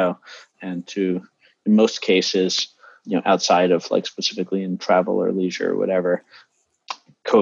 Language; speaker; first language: English; native; English